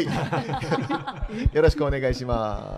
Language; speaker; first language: Japanese; native; Japanese